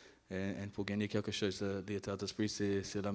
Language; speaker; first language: French; non-native, learner; English